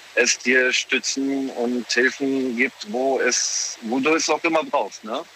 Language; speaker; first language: German; early bilingual, other home language; Polish